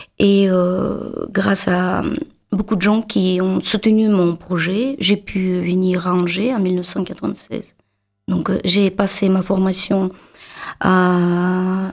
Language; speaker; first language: French; non-native, fluent; Russian